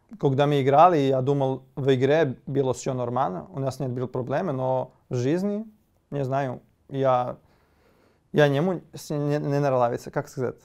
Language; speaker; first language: Russian; non-native, learner; Serbian